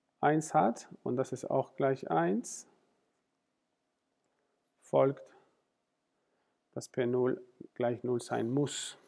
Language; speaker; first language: German; non-native, fluent; Spanish